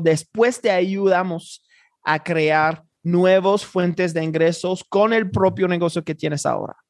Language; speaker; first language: Spanish; non-native, fluent; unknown